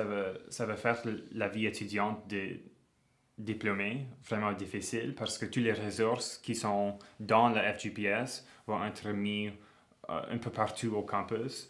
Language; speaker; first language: French; non-native, local second language; English